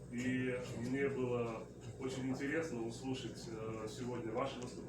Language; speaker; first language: Russian; non-native, fluent; Belarusian